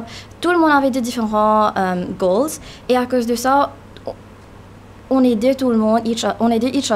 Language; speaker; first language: French; non-native, local second language; Morisyen